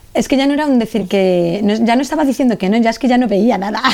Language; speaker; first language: Spanish; native; Spanish